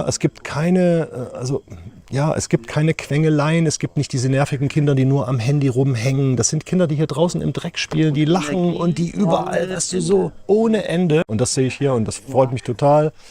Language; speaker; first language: German; native; German